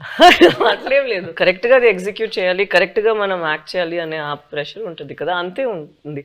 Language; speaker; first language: Telugu; non-native, fluent; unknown